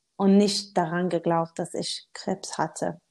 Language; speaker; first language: German; non-native, learner; Swedish